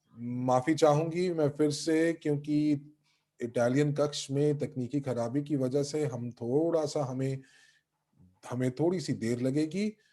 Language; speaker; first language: Hindi; native; Hindi